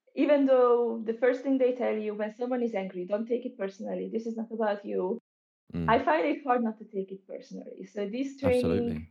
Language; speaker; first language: English; non-native, fluent; Hungarian